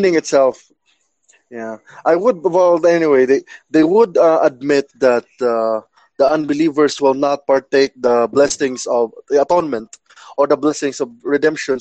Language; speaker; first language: English; non-native, local second language; Cebuano